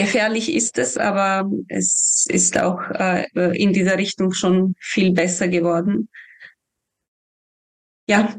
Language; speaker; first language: German; non-native, fluent; Ukrainian